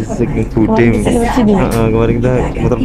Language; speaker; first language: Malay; non-native, local second language; Javanese